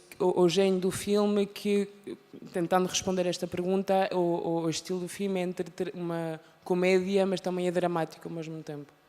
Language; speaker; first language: Portuguese; non-native, fluent; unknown